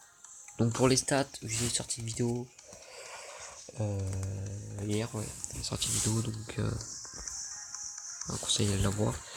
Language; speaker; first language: French; native; French